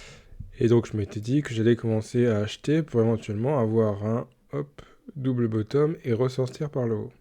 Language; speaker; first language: French; native; French